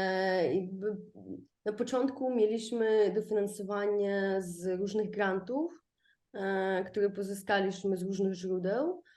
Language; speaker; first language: Polish; non-native, fluent; Ukrainian